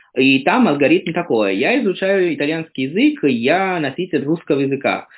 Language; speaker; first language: Russian; non-native, fluent; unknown